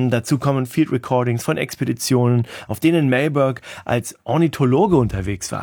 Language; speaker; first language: German; native; German